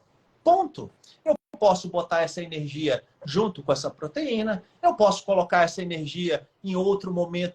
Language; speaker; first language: Portuguese; native; Portuguese